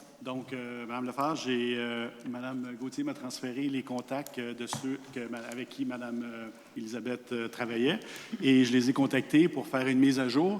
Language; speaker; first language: French; native; French